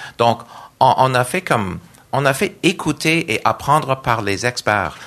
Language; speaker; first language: French; non-native, local second language; English